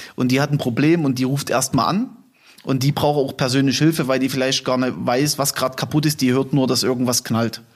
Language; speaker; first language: German; native; German